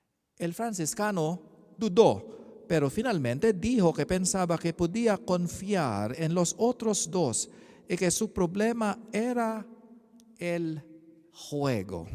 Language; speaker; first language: Spanish; non-native, learner; Filipino